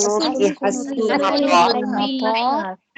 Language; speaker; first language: Arabic; non-native, learner; Tamil